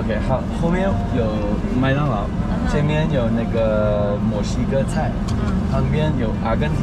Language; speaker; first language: Chinese; non-native, learner; English